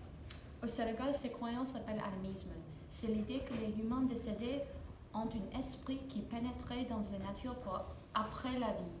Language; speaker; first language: French; non-native, learner; English